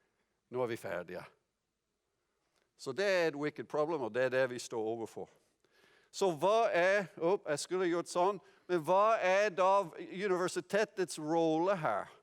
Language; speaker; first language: Norwegian; non-native, fluent; English